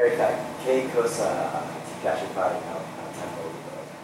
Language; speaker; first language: Italian; non-native, learner; English